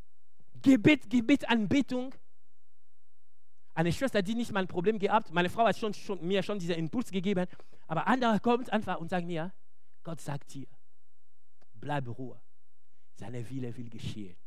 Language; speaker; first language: German; non-native, fluent; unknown